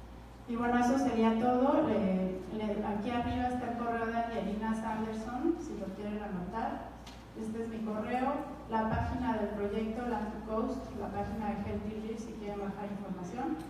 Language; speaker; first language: Spanish; native; Spanish